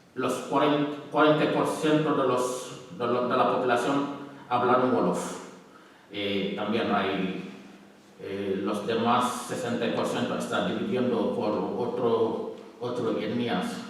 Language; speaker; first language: Spanish; non-native, learner; Wolof